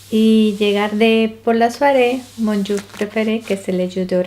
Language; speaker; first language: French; non-native, learner; Spanish